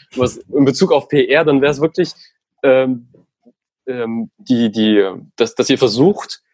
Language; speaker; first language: German; native; German